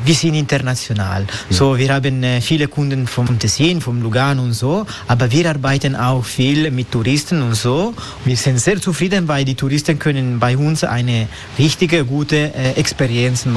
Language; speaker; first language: German; non-native, learner; Italian